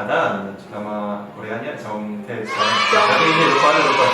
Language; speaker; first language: Indonesian; non-native, learner; Korean